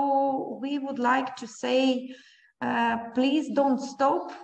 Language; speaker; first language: English; non-native, learner; Ukrainian